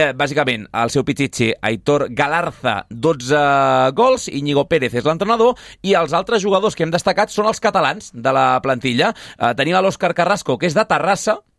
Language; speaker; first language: Catalan; native; Catalan